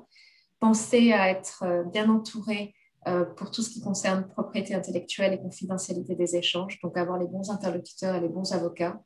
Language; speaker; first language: French; native; French